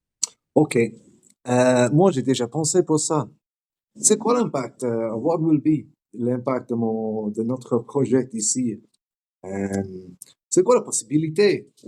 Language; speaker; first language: French; non-native, learner; English